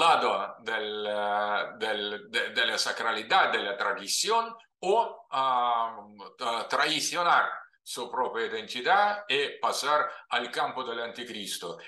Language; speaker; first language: Spanish; non-native, fluent; Russian